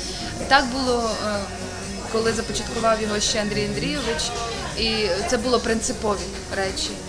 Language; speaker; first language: Ukrainian; native; Ukrainian